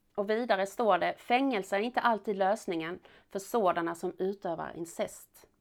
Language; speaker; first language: Swedish; native; Swedish